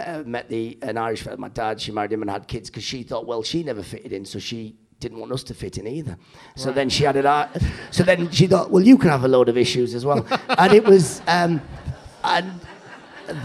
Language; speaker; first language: English; native; English